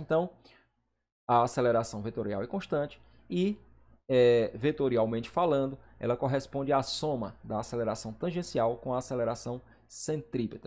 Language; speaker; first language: Portuguese; native; Portuguese